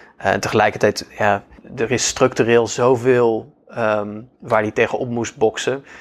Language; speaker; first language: Dutch; native; Dutch